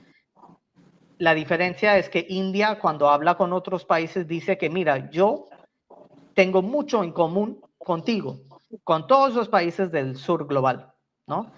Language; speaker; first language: Spanish; non-native, fluent; Tamil